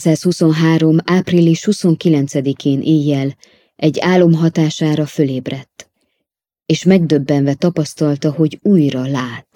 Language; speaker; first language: Hungarian; native; Hungarian